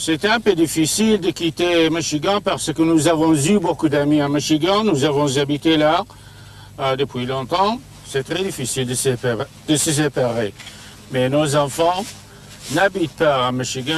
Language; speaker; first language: French; non-native, fluent; English